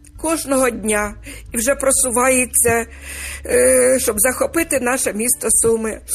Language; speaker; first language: Ukrainian; native; Ukrainian